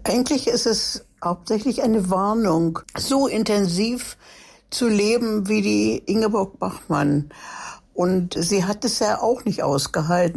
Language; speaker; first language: German; native; German